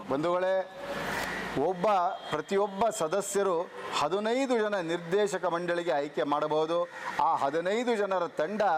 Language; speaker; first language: Kannada; non-native, local second language; Marathi